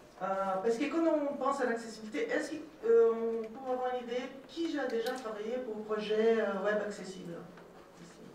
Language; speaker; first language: French; non-native, fluent; Portuguese